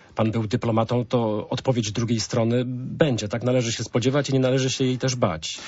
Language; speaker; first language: Polish; native; Polish